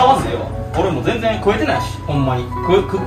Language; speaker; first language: Japanese; native; Japanese